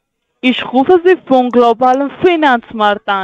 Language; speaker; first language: German; non-native, learner; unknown